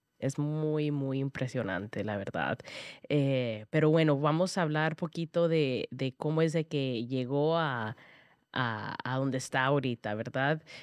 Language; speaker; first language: Spanish; early bilingual, heritage; Spanish